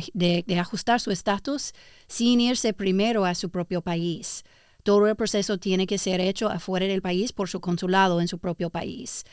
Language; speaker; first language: Spanish; early bilingual, heritage; English